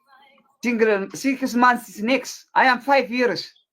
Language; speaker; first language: English; non-native, learner; Tigrinya